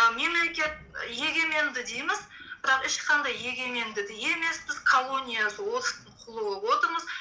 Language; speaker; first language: Kazakh; native; Kazakh